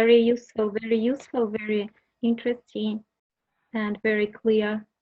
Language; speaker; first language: English; non-native, learner; Russian